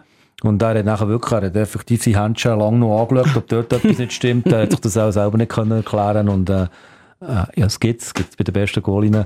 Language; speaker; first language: German; native; German